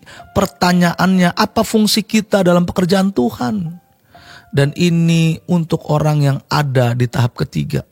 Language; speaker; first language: Indonesian; native; Indonesian